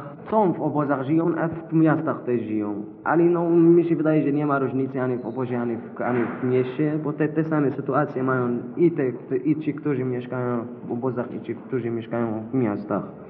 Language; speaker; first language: Polish; non-native, fluent; Arabic